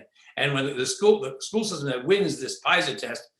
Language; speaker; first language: English; native; English